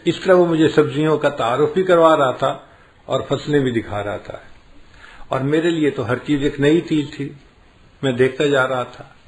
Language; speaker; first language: Urdu; native; Urdu